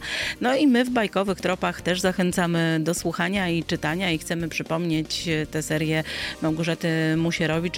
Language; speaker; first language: Polish; native; Polish